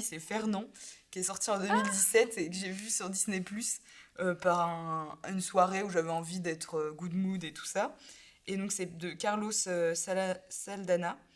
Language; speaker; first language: French; native; French